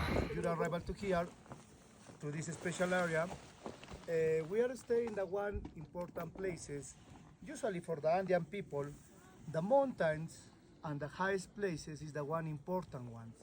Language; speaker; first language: English; non-native, learner; Spanish